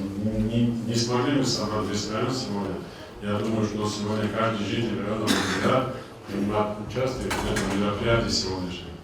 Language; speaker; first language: Russian; non-native, local second language; Avaric